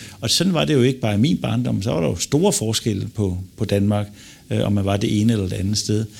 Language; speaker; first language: Danish; native; Danish